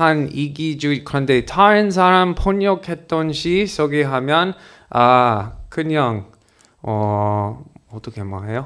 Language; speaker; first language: Korean; non-native, learner; English